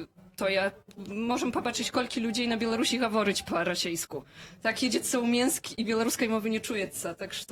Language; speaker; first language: Polish; non-native, learner; Belarusian